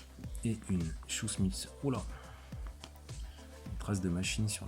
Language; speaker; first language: French; native; French